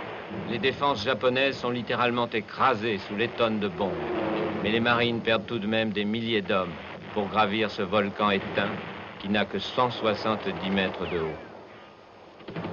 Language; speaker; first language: French; native; French